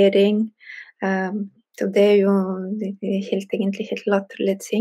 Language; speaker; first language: Norwegian; non-native, fluent; Russian